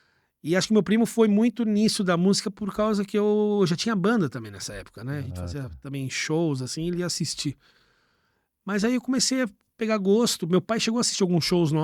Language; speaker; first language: Portuguese; native; Portuguese